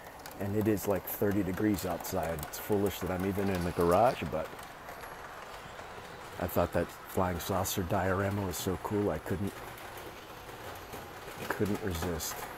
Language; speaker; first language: English; native; English